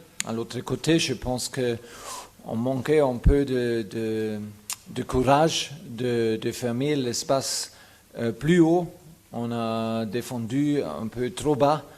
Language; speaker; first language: French; non-native, fluent; German